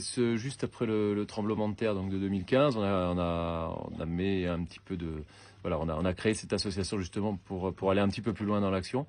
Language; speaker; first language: French; native; French